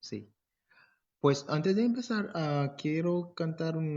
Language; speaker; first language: Spanish; non-native, fluent; English